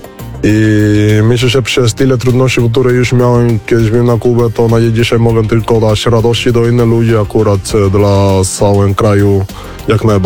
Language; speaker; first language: Polish; non-native, learner; Spanish